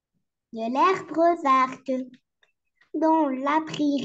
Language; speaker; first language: French; non-native, learner; Arabic